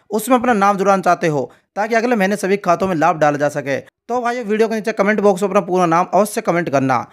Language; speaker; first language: Hindi; native; Hindi